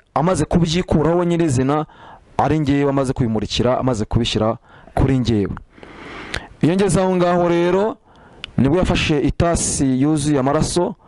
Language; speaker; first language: Kinyarwanda; native; Kinyarwanda